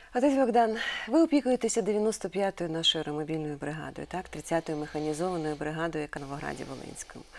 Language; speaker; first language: Ukrainian; native; Ukrainian